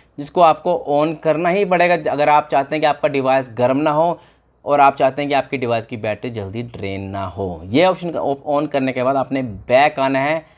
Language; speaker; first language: Hindi; native; Hindi